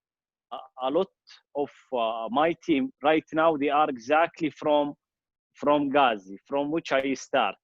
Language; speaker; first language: English; non-native, fluent; Arabic